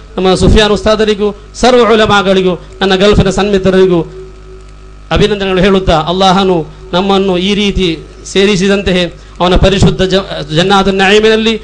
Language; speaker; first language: Kannada; non-native, local second language; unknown